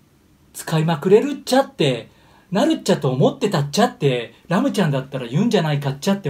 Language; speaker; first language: Japanese; native; Japanese